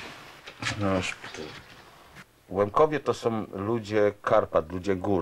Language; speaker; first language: Polish; native; Polish